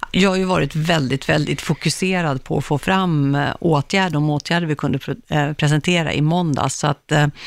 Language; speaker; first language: Swedish; native; Swedish